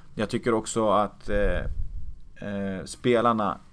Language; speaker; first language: Swedish; native; Swedish